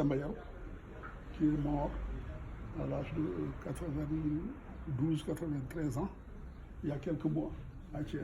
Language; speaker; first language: French; non-native, local second language; Fula